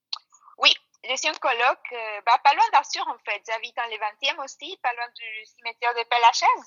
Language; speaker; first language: French; non-native, fluent; Spanish